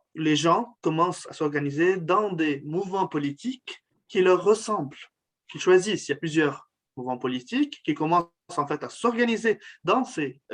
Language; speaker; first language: French; non-native, local second language; Arabic